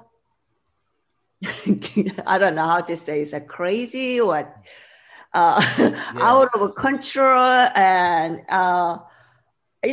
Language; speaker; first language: English; non-native, learner; Korean